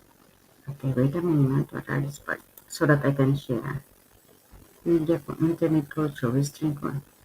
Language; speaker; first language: English; non-native, fluent; Filipino